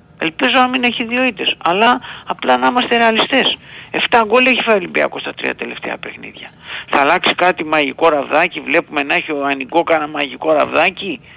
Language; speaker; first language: Greek; native; Greek